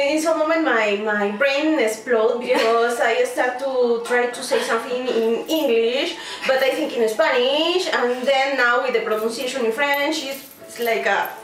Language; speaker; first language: English; non-native, learner; Spanish